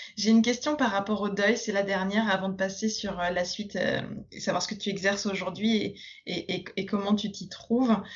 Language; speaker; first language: French; native; French